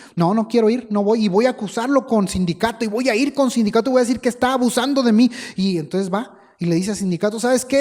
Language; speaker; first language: Spanish; native; Spanish